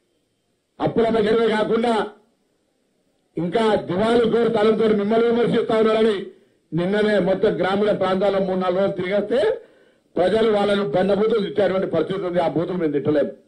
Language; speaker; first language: Telugu; native; Telugu